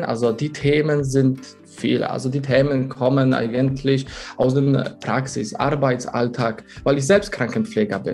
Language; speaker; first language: German; non-native, fluent; Polish